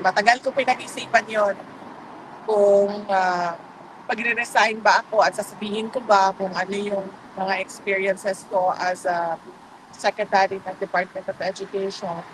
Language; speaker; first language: Filipino; non-native, local second language; Cebuano